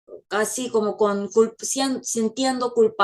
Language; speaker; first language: Spanish; non-native, fluent; Korean